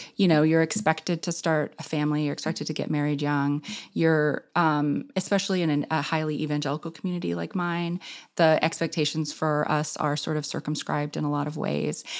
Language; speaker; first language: English; native; English